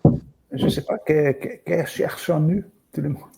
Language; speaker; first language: French; non-native, learner; English